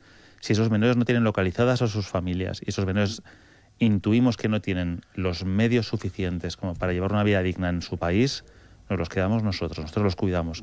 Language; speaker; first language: Spanish; native; Spanish